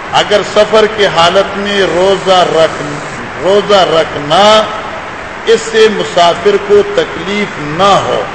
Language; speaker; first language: Urdu; non-native, local second language; Pashto